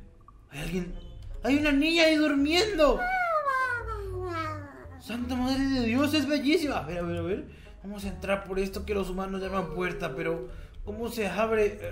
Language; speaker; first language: Spanish; native; Spanish